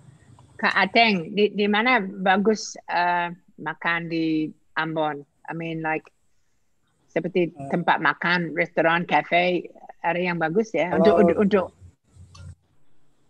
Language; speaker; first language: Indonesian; non-native, fluent; English